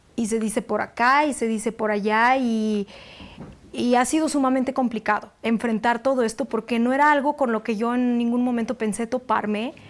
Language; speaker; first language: Spanish; non-native, fluent; Russian